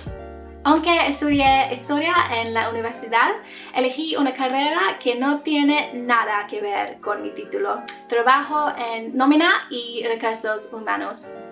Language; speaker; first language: Spanish; non-native, learner; English